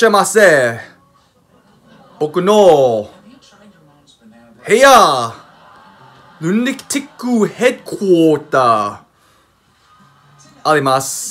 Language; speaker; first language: Japanese; non-native, learner; English